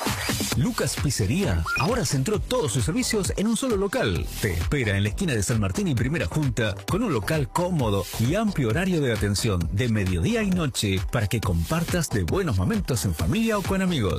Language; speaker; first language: Spanish; native; Spanish